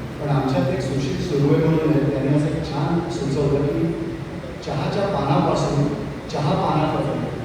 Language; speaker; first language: Marathi; native; Marathi